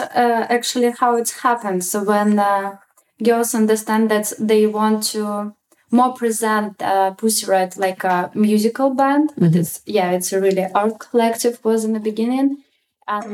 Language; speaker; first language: English; non-native, learner; Russian